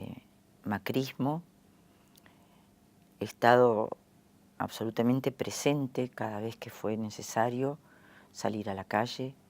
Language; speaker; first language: Spanish; native; Spanish